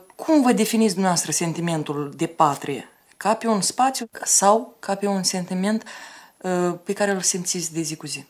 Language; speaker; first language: Romanian; native; Romanian